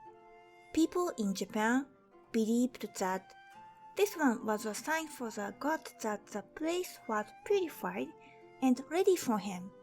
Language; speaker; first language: English; non-native, fluent; Japanese